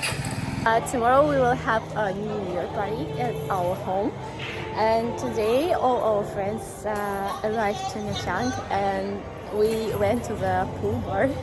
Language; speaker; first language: English; non-native, learner; Russian